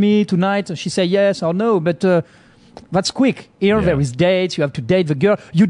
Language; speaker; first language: English; non-native, learner; French